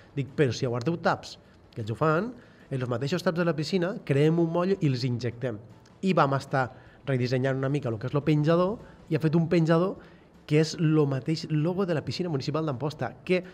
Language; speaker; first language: Catalan; native; Catalan